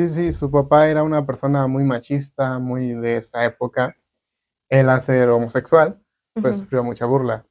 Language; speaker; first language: Spanish; native; Spanish